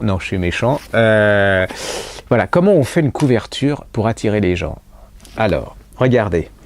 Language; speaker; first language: French; native; French